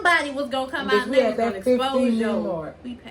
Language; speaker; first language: English; native; English